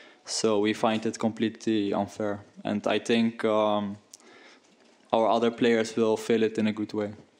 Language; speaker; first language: English; non-native, fluent; Dutch